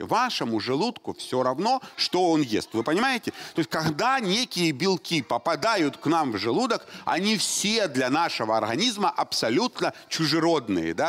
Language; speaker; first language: Russian; native; Russian